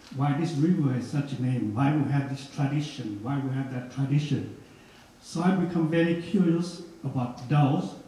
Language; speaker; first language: English; non-native, fluent; Hmong